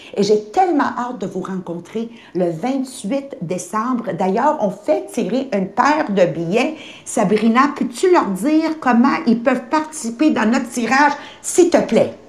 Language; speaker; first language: French; native; French